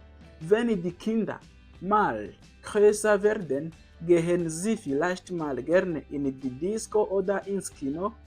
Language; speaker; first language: German; non-native, learner; Kinyarwanda